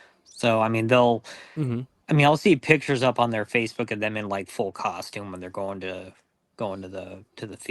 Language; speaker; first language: English; native; English